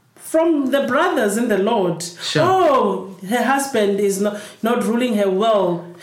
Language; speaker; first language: English; non-native, fluent; Xhosa